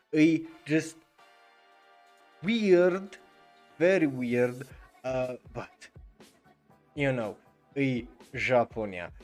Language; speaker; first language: English; non-native, fluent; Romanian